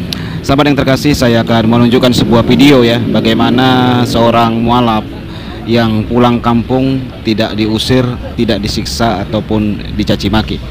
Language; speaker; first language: Indonesian; native; Indonesian